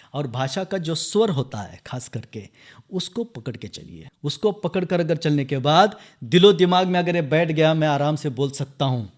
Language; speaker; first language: Hindi; non-native, local second language; Marathi